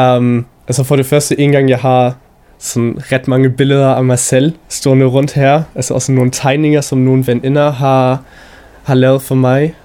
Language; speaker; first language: Danish; early bilingual, heritage; Danish